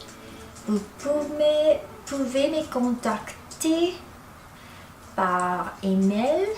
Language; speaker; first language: French; non-native, learner; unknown